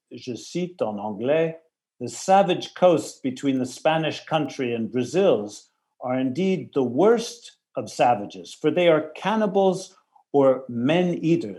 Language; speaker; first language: English; native; English